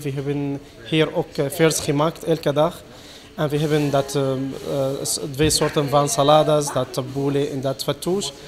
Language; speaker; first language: Dutch; non-native, learner; Arabic